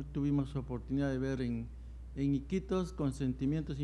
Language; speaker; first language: Spanish; native; Spanish